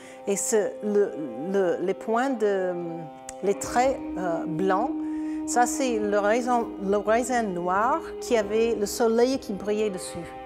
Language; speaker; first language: French; non-native, fluent; English